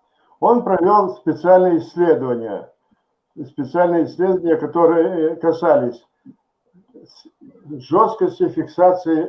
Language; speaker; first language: Russian; native; Russian